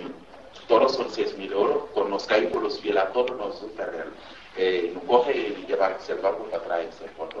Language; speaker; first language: Spanish; non-native, learner; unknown